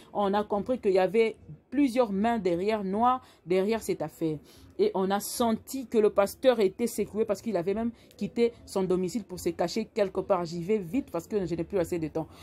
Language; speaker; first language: French; non-native, local second language; Lingala